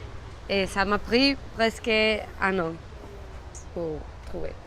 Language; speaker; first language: French; non-native, fluent; Spanish